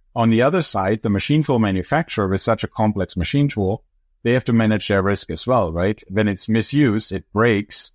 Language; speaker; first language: English; non-native, fluent; German